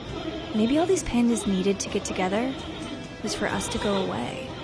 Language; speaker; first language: English; native; English